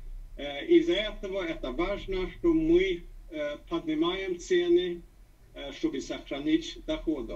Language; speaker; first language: Russian; non-native, fluent; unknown